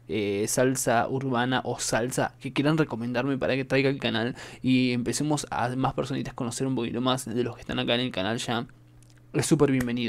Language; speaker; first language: Spanish; native; Spanish